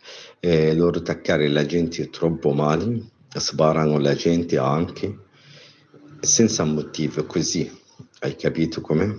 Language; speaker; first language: Italian; non-native, learner; Arabic